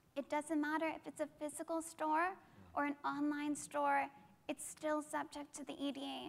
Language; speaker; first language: English; native; English